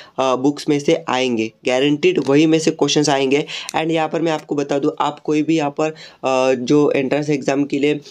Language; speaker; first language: Hindi; non-native, local second language; Marathi